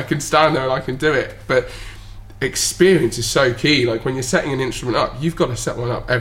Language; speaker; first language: English; native; English